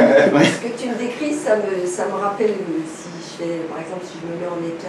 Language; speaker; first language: French; native; French